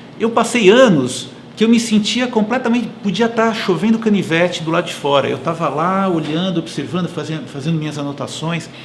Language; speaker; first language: Portuguese; native; Portuguese